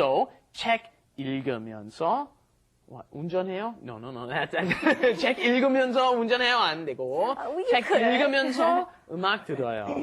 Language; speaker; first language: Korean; non-native, fluent; English